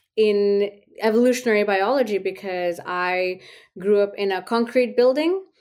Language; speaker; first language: English; non-native, local second language; Hindi